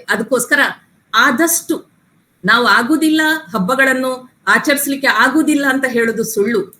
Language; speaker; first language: Kannada; non-native, local second language; Tulu